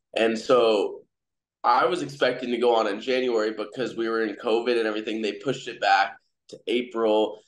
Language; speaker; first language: English; native; English